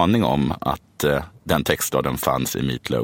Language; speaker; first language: Swedish; native; Swedish